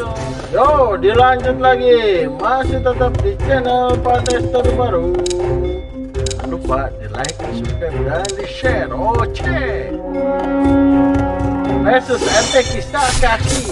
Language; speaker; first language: Indonesian; native; Indonesian